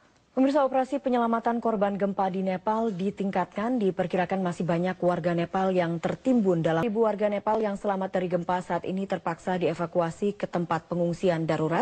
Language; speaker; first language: Indonesian; native; Indonesian